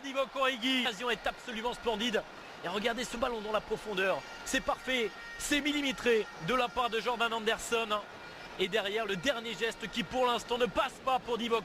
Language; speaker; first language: French; native; French